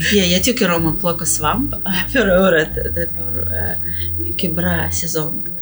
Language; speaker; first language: Swedish; non-native, fluent; Russian